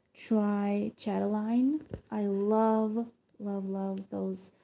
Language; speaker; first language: English; non-native, fluent; Hebrew